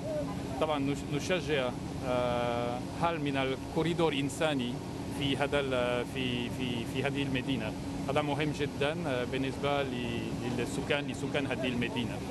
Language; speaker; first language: Arabic; non-native, fluent; French